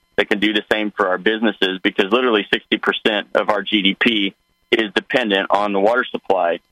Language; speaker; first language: English; native; English